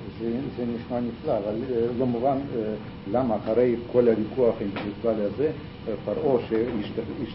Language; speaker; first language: Hebrew; non-native, fluent; Russian